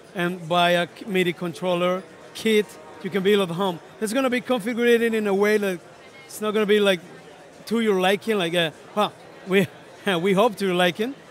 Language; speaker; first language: English; non-native, fluent; Spanish